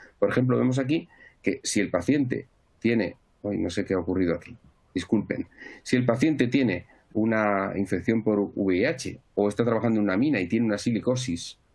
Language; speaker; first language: Spanish; native; Spanish